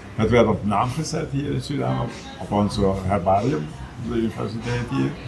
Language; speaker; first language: Dutch; native; Dutch